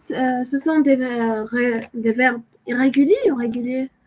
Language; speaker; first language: French; non-native, learner; Arabic